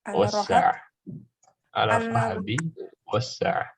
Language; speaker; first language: Arabic; non-native, fluent; Indonesian